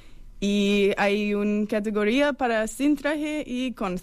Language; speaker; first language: Spanish; non-native, fluent; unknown